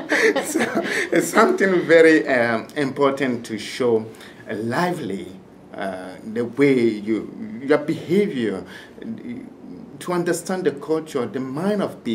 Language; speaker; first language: English; non-native, fluent; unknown